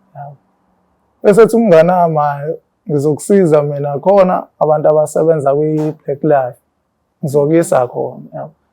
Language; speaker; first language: Zulu; native; Zulu